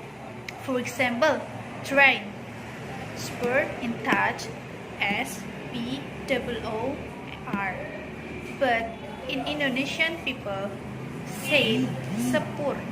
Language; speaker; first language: English; non-native, learner; Indonesian